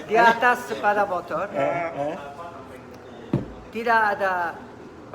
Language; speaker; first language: Indonesian; non-native, learner; Dutch